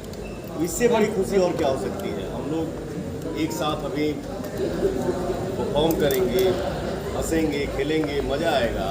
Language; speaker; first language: Hindi; non-native, local second language; Bhojpuri